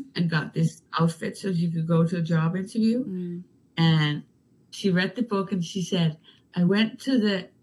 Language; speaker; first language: English; non-native, fluent; Danish